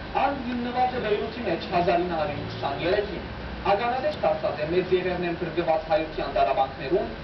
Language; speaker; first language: Armenian; early bilingual, heritage; Armenian